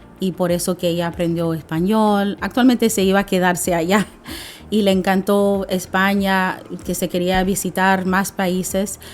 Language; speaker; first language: Spanish; non-native, fluent; English